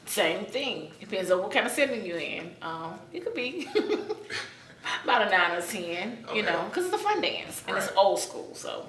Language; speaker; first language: English; native; English